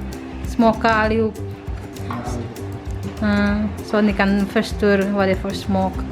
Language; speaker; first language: Swedish; non-native, fluent; Indonesian